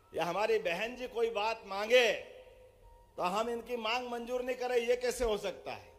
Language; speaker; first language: Hindi; native; Hindi